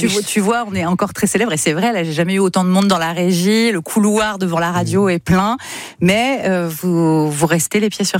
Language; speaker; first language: French; native; French